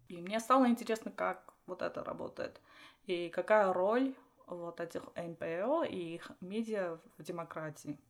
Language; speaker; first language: Russian; non-native, local second language; Armenian